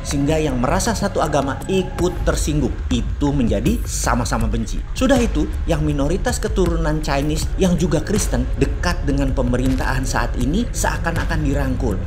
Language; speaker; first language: Indonesian; non-native, local second language; Javanese